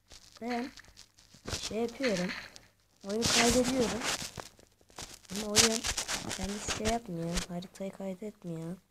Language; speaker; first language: Turkish; native; Turkish